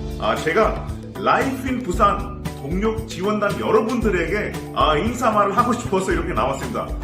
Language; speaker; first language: Korean; non-native, fluent; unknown